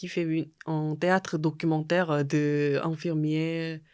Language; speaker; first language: French; non-native, fluent; Korean